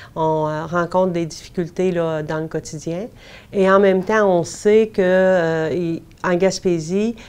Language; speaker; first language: French; native; French